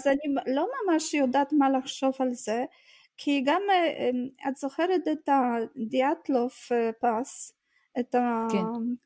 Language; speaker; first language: Hebrew; non-native, fluent; Russian